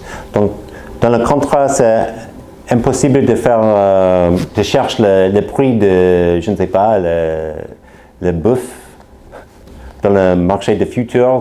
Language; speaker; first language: French; non-native, learner; English